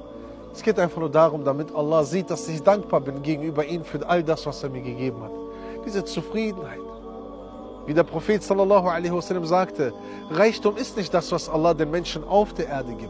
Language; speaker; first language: German; early bilingual, other home language; Romany